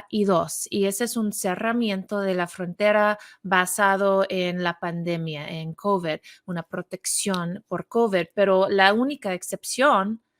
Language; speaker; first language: Spanish; non-native, fluent; English